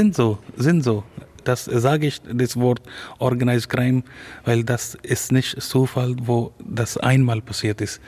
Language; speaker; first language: German; non-native, learner; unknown